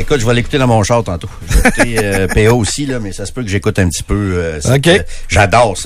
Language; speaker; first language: French; native; French